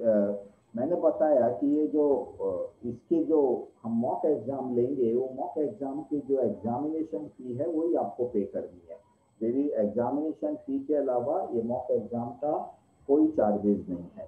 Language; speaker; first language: Hindi; native; Hindi